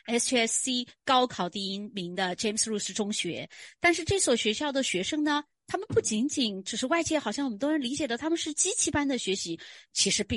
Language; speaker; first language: Chinese; native; Chinese